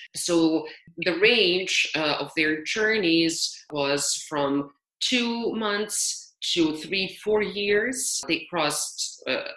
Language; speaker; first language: English; non-native, fluent; Serbian